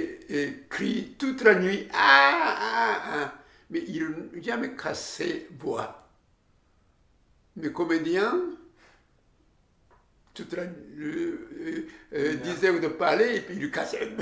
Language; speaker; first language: French; non-native, learner; Japanese